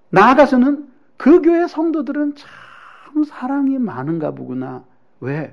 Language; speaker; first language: Korean; native; Korean